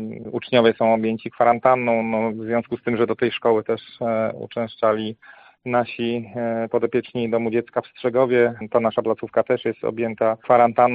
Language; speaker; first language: Polish; native; Polish